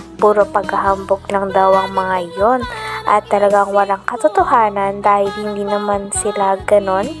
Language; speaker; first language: Filipino; native; Filipino